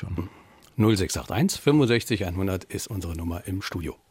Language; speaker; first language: German; native; German